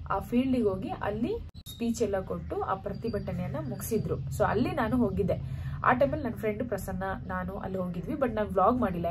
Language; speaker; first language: Kannada; native; Kannada